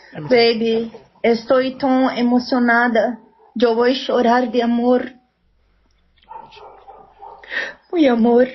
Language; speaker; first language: Spanish; non-native, learner; Portuguese